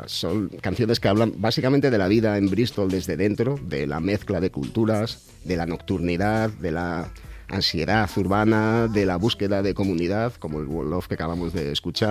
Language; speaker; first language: Spanish; native; Spanish